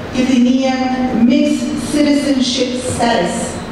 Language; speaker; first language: Spanish; early bilingual, heritage; Spanish